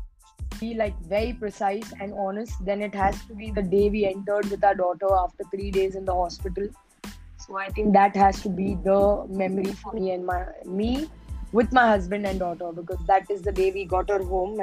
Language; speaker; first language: English; non-native, local second language; Hindi